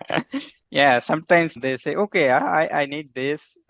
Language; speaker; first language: English; non-native, fluent; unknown